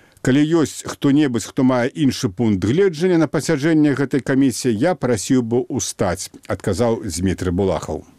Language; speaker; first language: Belarusian; native; Belarusian